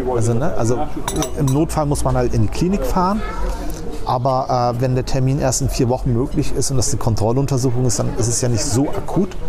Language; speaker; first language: German; early bilingual, other home language; Turkish